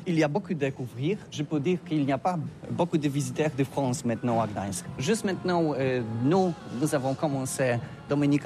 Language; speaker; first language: French; non-native, learner; Polish